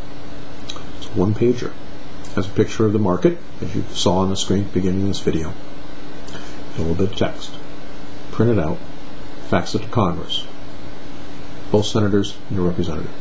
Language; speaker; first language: English; native; English